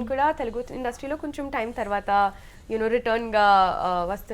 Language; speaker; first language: Telugu; non-native, local second language; Hindi